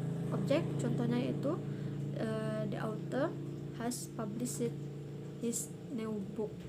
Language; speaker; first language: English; non-native, learner; Indonesian